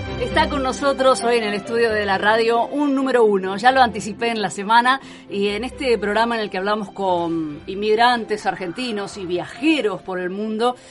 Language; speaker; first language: Spanish; native; Spanish